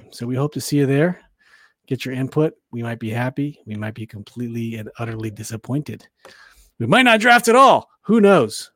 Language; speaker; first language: English; early bilingual, other home language; Chinese